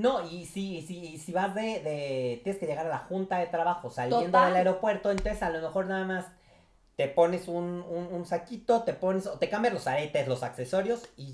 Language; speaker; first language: Spanish; native; Spanish